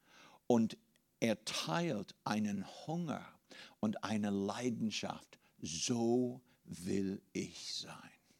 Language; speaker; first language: German; non-native, fluent; English